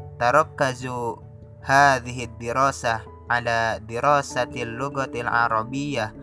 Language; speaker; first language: Arabic; non-native, learner; Indonesian